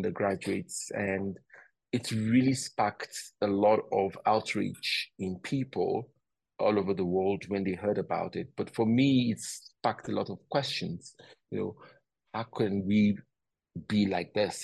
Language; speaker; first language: English; non-native, local second language; Yoruba